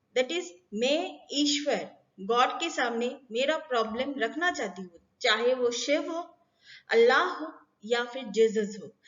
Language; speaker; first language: Hindi; non-native, local second language; Bangla